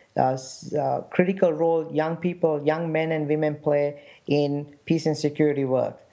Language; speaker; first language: English; non-native, local second language; Sinhala